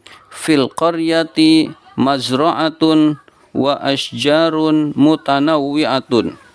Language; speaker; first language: Arabic; non-native, fluent; Indonesian